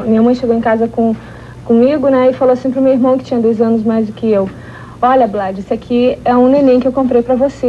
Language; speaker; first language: Portuguese; native; Portuguese